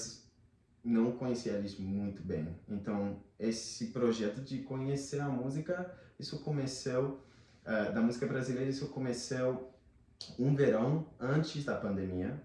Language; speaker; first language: Portuguese; non-native, fluent; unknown